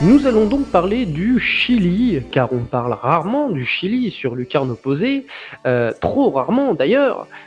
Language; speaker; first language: French; native; French